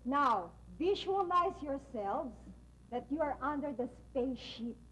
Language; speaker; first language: English; non-native, local second language; Filipino